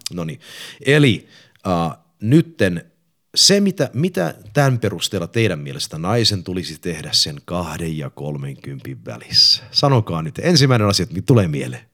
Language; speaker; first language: Finnish; early bilingual, heritage; English